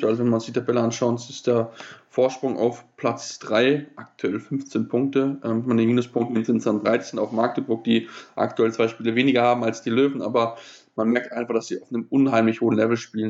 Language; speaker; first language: German; native; German